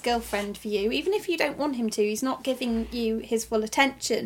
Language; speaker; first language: English; native; English